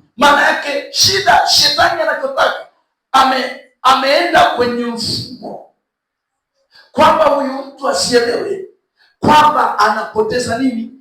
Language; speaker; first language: Swahili; native; Swahili